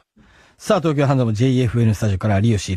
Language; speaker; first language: Japanese; native; Japanese